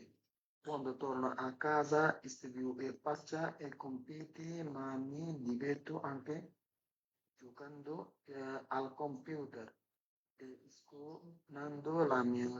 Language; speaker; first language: Italian; non-native, learner; Bangla